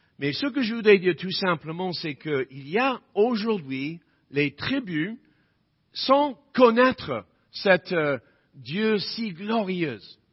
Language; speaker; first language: French; non-native, fluent; English